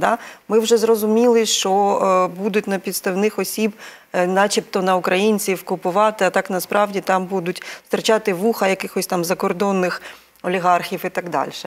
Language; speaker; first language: Ukrainian; native; Ukrainian